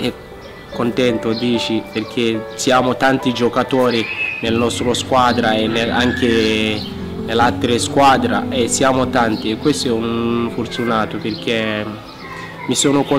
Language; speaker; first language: Italian; non-native, learner; Hausa